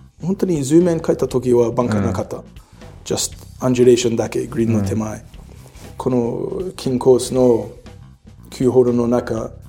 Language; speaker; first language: Japanese; non-native, learner; English